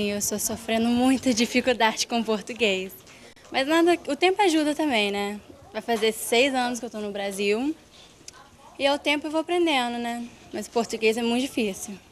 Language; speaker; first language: Portuguese; non-native, learner; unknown